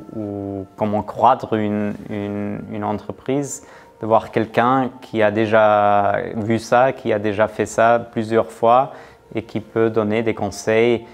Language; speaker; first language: French; non-native, fluent; German